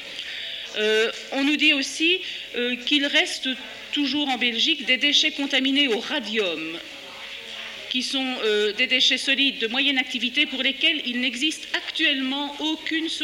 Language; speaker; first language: French; native; French